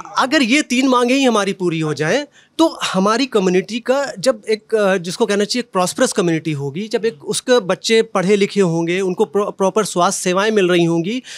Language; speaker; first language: Hindi; native; Hindi